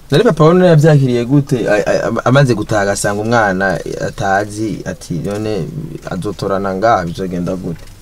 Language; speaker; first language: Rundi; native; Rundi